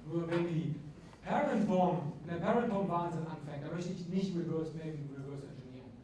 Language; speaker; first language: German; native; German